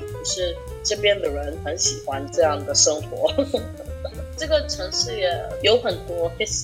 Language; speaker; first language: Chinese; non-native, fluent; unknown